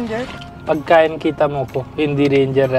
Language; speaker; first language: Filipino; non-native, learner; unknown